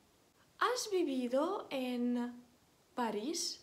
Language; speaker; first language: Spanish; non-native, fluent; Ukrainian